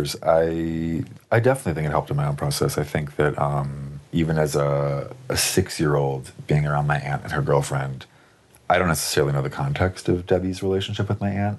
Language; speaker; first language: English; native; English